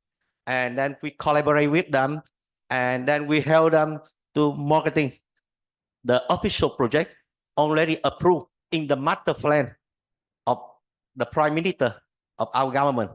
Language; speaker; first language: English; non-native, learner; Vietnamese